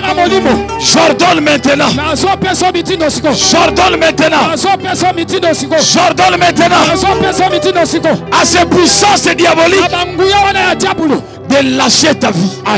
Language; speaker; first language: French; non-native, local second language; Lingala